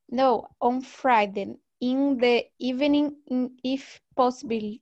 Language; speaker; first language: English; non-native, learner; Portuguese